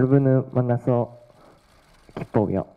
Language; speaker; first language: Korean; non-native, learner; Japanese